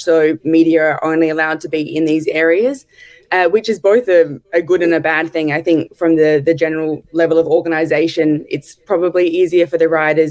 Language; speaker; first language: English; native; English